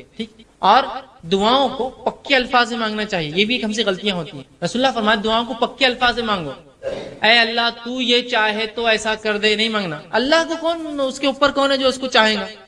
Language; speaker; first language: Urdu; native; Urdu